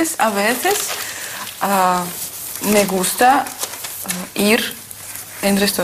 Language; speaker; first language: Spanish; non-native, learner; Armenian